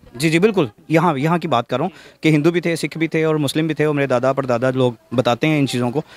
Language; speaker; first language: Urdu; native; Urdu